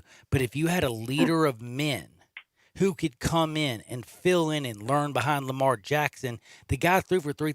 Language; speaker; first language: English; native; English